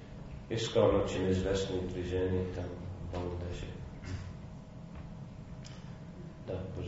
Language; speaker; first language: Russian; non-native, fluent; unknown